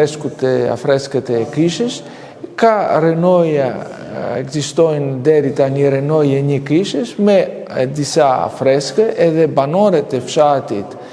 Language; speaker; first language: Albanian; non-native, fluent; Greek